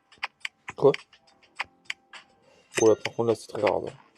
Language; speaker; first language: French; native; French